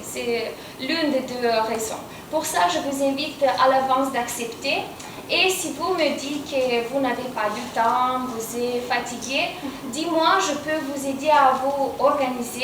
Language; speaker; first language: French; non-native, fluent; Romanian